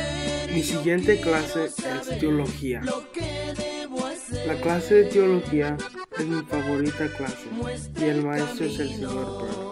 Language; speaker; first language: Spanish; non-native, learner; English